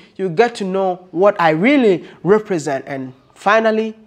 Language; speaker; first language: English; non-native, local second language; Akan